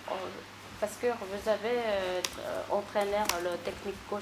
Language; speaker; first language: French; non-native, fluent; Japanese